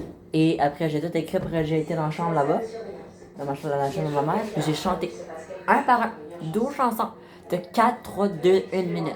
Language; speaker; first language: French; native; French